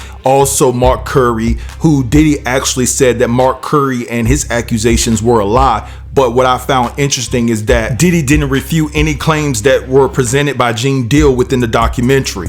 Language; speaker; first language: English; native; English